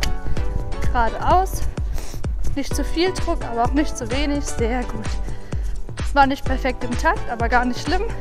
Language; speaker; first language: German; native; German